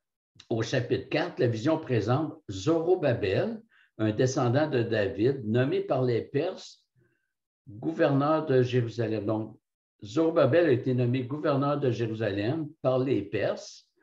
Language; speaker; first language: French; native; French